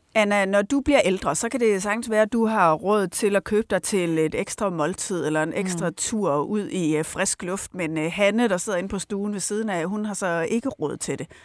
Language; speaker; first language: Danish; native; Danish